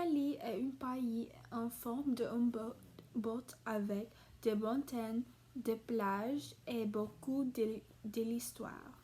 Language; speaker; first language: French; non-native, learner; English